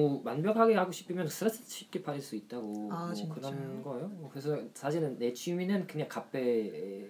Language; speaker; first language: Korean; non-native, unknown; German